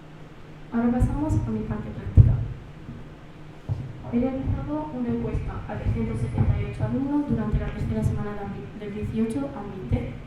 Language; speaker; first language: Spanish; early bilingual, other home language; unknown